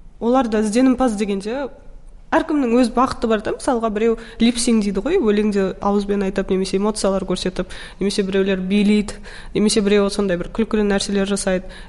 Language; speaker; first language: Kazakh; native; Kazakh